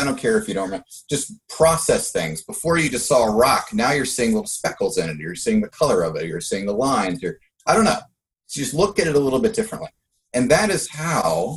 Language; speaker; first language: English; native; English